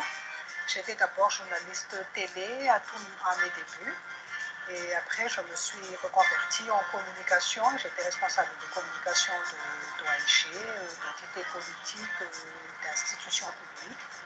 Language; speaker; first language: French; non-native, local second language; Malagasy